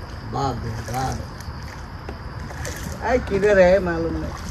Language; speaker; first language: Hindi; non-native, learner; Nepali